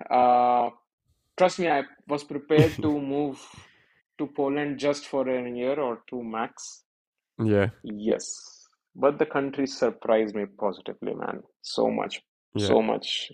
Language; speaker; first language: English; non-native, local second language; Hindi